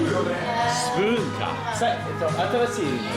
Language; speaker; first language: Japanese; non-native, learner; English